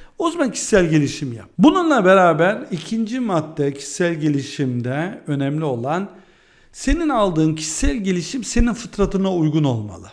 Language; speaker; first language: Turkish; early bilingual, heritage; Turkish